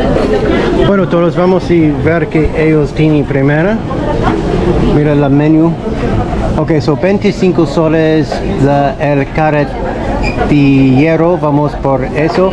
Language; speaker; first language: Spanish; non-native, learner; English